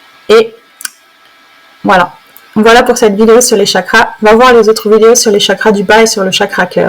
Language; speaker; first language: French; native; French